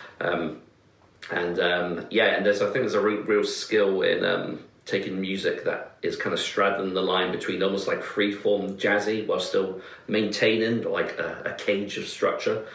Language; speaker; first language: English; native; English